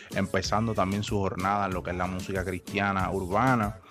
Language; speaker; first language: Spanish; native; Spanish